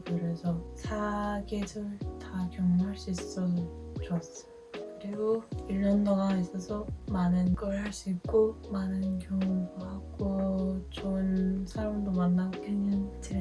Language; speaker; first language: Korean; non-native, fluent; Dutch